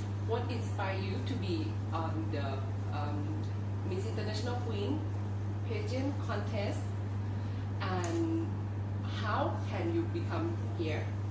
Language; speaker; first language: English; non-native, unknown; Thai